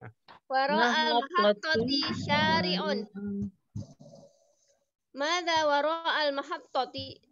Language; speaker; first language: Arabic; non-native, learner; Indonesian